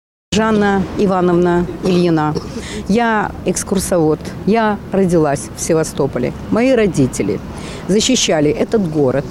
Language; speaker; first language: Russian; native; Russian